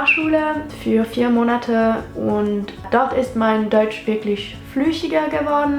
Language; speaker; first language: German; non-native, local second language; French